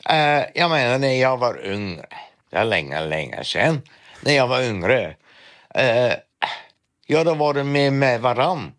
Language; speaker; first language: Swedish; non-native, learner; Dutch